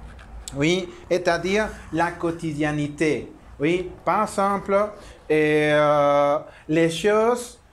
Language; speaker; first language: French; non-native, learner; Spanish